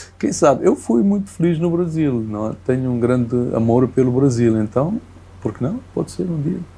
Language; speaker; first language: Portuguese; native; Portuguese